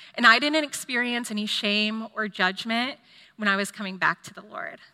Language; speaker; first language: English; native; English